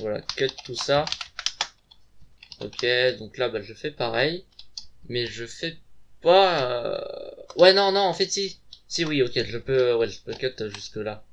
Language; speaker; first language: French; native; French